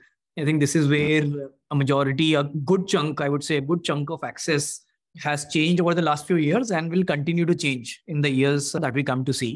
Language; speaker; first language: English; non-native, local second language; Hindi